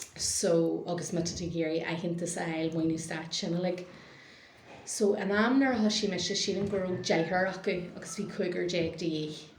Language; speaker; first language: Irish; non-native, local second language; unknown